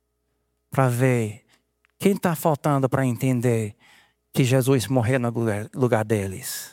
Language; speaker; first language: Portuguese; non-native, fluent; English